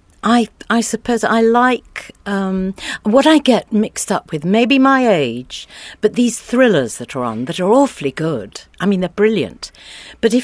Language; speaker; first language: English; native; English